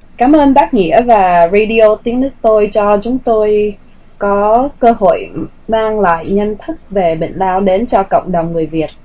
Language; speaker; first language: Vietnamese; early bilingual, heritage; Vietnamese